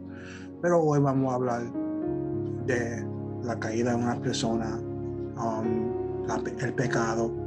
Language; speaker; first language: Spanish; early bilingual, heritage; Spanish